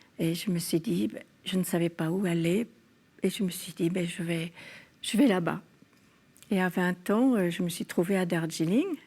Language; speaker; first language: French; early bilingual, other home language; English